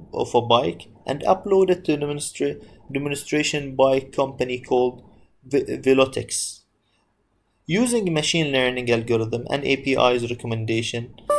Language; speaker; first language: English; non-native, fluent; Arabic